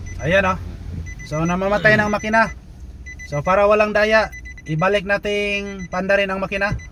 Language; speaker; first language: Filipino; non-native, local second language; Cebuano